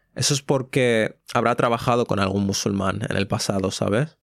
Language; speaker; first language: Spanish; native; Spanish